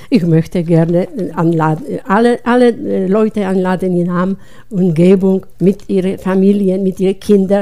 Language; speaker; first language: German; non-native, learner; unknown